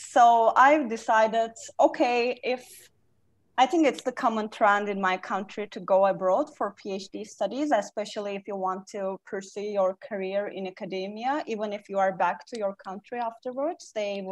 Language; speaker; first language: English; non-native, fluent; Turkish